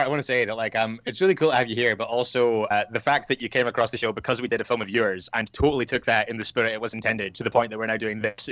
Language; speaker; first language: English; native; English